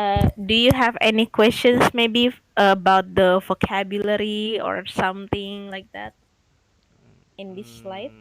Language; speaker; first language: English; non-native, fluent; Indonesian